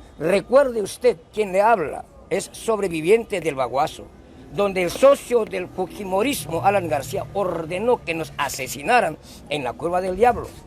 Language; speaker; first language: Spanish; non-native, local second language; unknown